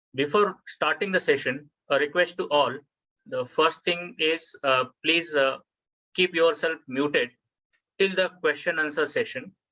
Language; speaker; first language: English; non-native, local second language; Marathi